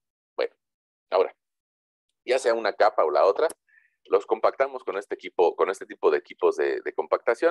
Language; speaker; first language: Spanish; native; Spanish